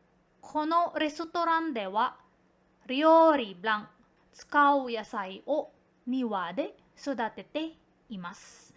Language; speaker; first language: Japanese; non-native, fluent; Filipino